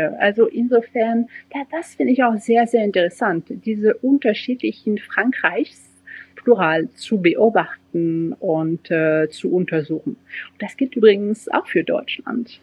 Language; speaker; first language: German; non-native, fluent; French